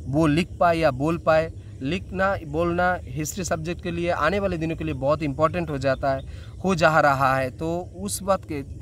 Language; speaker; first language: Hindi; non-native, local second language; Bangla